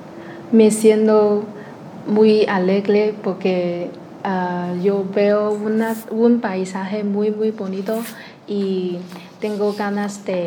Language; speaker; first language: Spanish; non-native, learner; Chinese